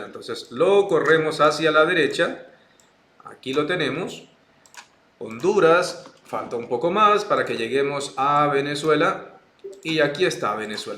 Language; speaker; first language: Spanish; native; Spanish